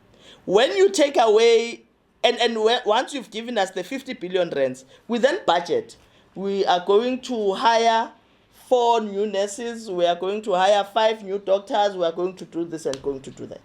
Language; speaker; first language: English; non-native, local second language; Zulu